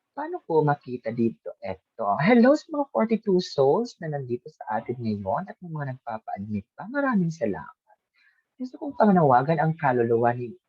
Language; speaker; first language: Filipino; non-native, local second language; Bikol